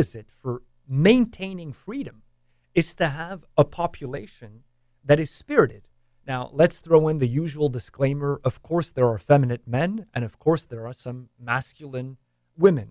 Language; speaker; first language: English; native; English